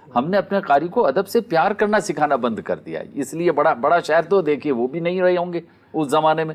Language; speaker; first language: Urdu; non-native, local second language; Marwari